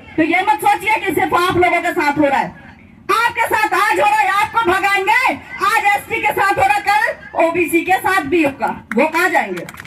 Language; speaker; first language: Hindi; native; Hindi